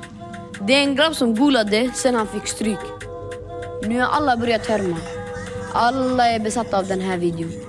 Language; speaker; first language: Swedish; early bilingual, other home language; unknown